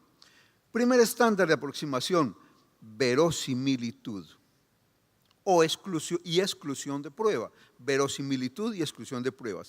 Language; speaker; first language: Spanish; native; Spanish